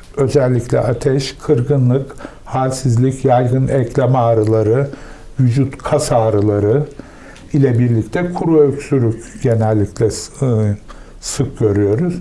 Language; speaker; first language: Turkish; native; Turkish